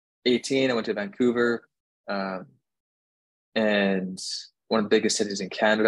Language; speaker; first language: English; native; English